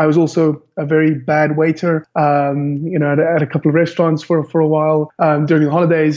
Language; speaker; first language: English; native; English